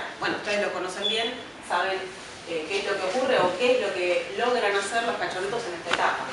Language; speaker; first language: Spanish; native; Spanish